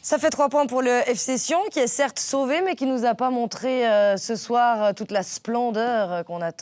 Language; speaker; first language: French; native; French